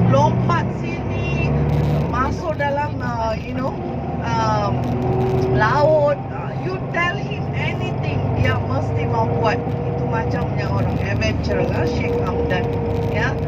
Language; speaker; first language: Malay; non-native, local second language; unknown